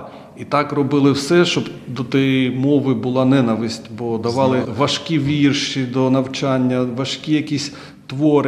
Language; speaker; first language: Ukrainian; non-native, local second language; Russian